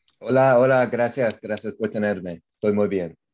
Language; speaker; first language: Spanish; non-native, learner; English